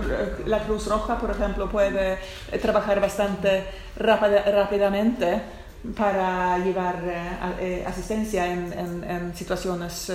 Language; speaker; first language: Spanish; non-native, fluent; Swedish